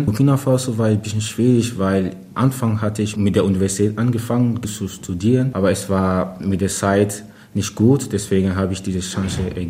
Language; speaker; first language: German; non-native, fluent; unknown